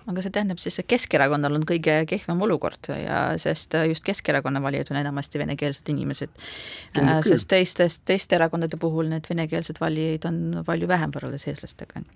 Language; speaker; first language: Estonian; non-native, local second language; Russian